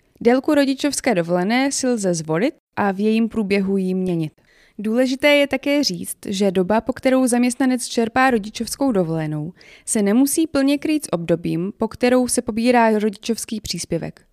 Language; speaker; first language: Czech; native; Czech